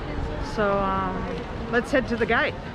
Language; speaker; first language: English; native; English